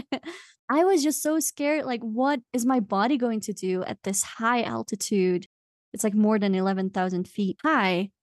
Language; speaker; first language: English; non-native, fluent; Dutch